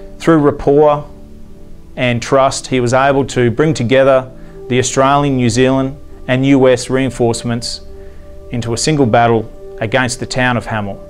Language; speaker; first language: English; native; English